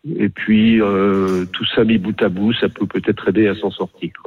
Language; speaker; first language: French; native; French